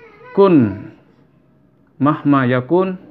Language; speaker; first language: Arabic; non-native, fluent; Indonesian